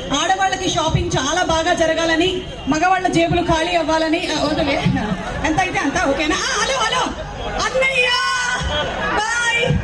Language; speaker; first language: Telugu; native; Telugu